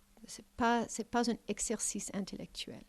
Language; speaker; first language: French; non-native, fluent; English